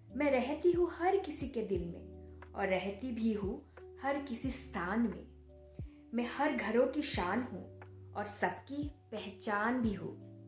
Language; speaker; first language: Hindi; non-native, local second language; Bangla